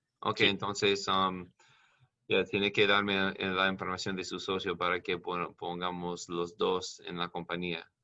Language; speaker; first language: Spanish; non-native, learner; English